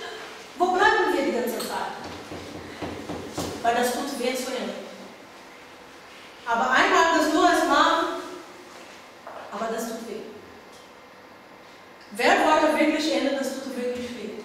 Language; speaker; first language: German; non-native, learner; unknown